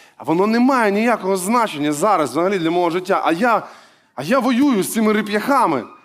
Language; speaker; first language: Ukrainian; non-native, local second language; Russian